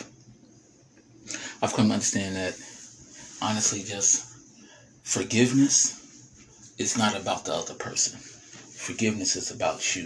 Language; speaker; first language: English; native; English